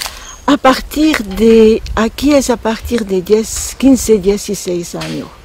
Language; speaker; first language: Spanish; non-native, fluent; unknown